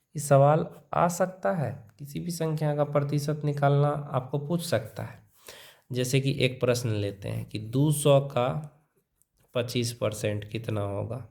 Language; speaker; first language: Hindi; native; Hindi